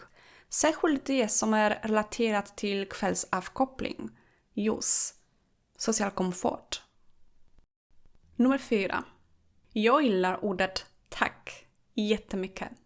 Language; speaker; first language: Swedish; non-native, fluent; Polish